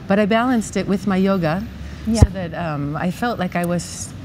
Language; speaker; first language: English; native; English